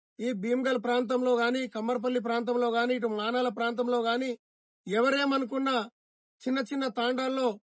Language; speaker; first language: Telugu; non-native, local second language; Lambadi